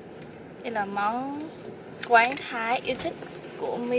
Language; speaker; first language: Vietnamese; early bilingual, heritage; Vietnamese